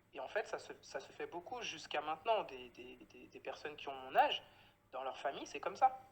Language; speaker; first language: French; native; French